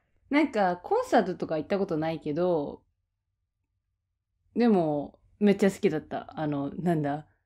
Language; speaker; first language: Japanese; native; Japanese